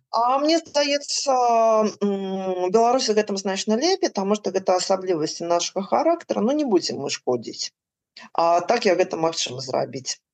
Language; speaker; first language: Belarusian; native; Belarusian